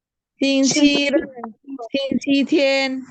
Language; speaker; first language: Chinese; non-native, learner; Indonesian